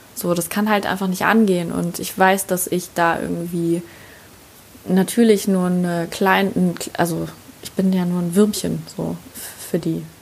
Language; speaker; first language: German; native; German